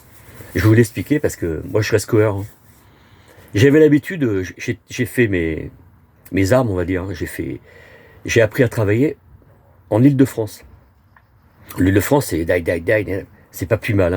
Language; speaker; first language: French; native; French